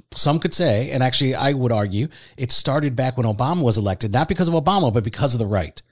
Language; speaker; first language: English; early bilingual, other home language; Spanish